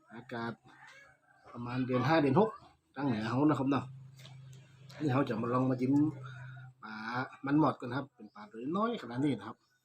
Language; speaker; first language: Thai; native; Thai